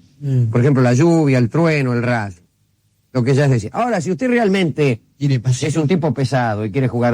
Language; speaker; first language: Spanish; native; Spanish